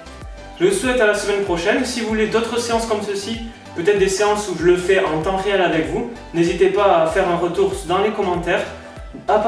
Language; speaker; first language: French; native; French